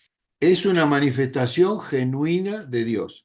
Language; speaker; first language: Spanish; native; Spanish